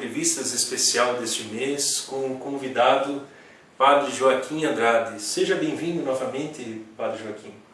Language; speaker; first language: Portuguese; native; Portuguese